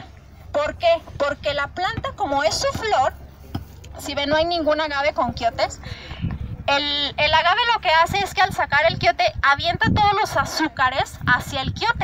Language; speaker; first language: Spanish; native; Spanish